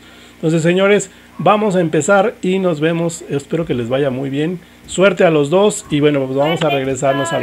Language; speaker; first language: Spanish; native; Spanish